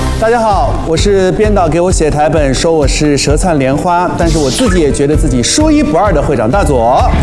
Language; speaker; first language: Chinese; native; Chinese